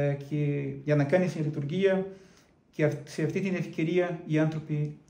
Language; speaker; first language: Greek; non-native, fluent; Portuguese